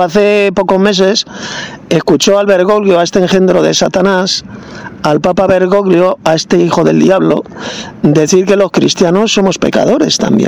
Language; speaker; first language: Spanish; native; Spanish